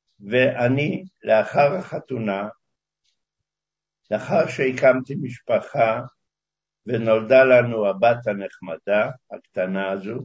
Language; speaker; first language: Hebrew; early bilingual, other home language; Hungarian